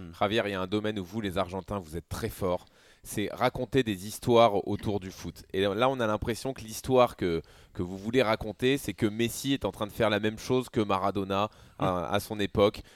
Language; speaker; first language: French; native; French